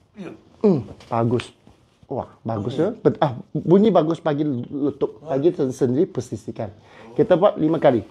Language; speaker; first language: Malay; non-native, local second language; Chinese